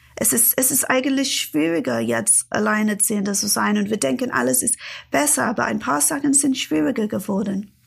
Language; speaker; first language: German; non-native, fluent; English